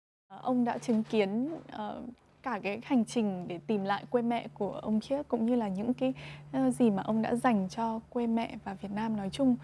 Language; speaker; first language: Vietnamese; native; Vietnamese